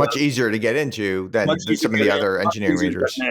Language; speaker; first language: English; native; English